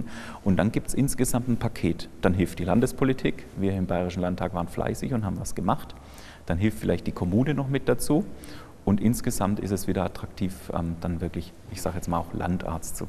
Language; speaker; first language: German; native; German